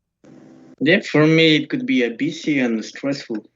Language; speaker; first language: English; non-native, learner; Spanish